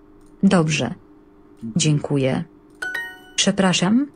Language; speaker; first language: Polish; non-native, learner; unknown